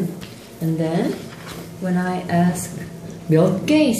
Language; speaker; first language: English; non-native, fluent; Korean